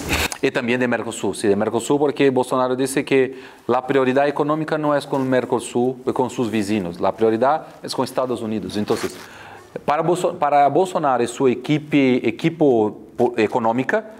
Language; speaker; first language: Spanish; non-native, fluent; Portuguese